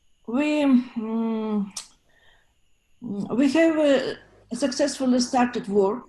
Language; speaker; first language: English; non-native, learner; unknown